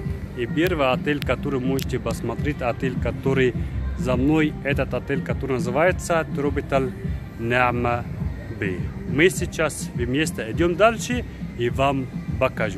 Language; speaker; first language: Russian; non-native, fluent; Arabic